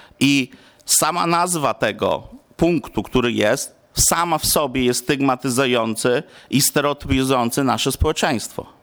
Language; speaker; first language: Polish; non-native, local second language; Romany